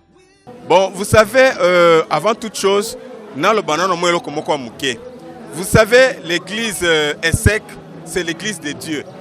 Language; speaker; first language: French; non-native, local second language; Lingala